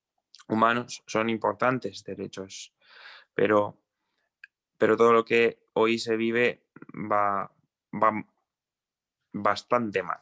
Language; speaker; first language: Spanish; non-native, fluent; Croatian